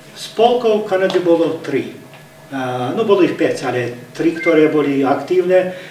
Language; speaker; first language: Slovak; early bilingual, heritage; Slovak